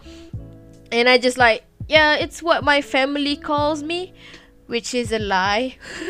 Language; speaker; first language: English; non-native, local second language; Malay